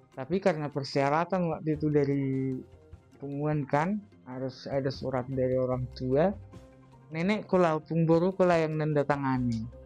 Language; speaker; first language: Indonesian; native; Indonesian